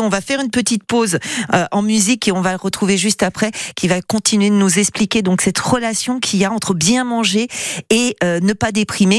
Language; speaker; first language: French; native; French